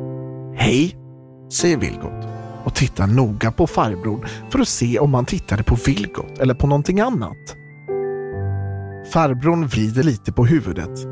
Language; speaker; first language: Swedish; native; Swedish